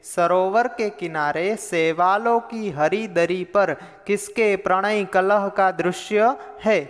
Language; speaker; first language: Hindi; non-native, local second language; Gujarati